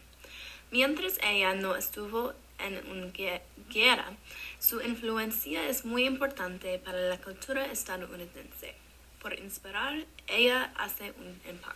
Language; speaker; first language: Spanish; non-native, learner; English